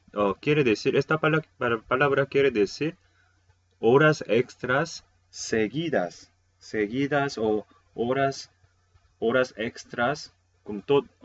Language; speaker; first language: Spanish; non-native, fluent; Korean